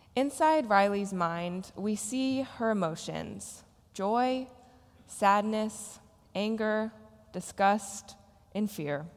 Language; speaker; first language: English; native; English